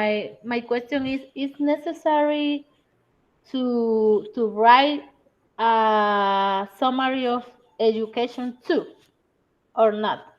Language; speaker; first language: English; non-native, learner; Spanish